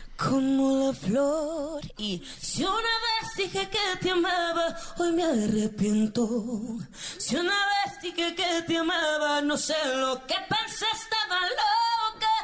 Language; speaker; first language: Spanish; native; Spanish